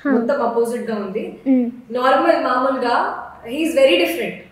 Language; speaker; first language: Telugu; non-native, learner; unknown